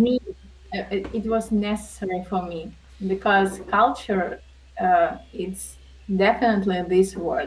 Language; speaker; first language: English; non-native, learner; Russian